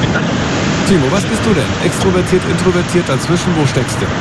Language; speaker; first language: German; native; German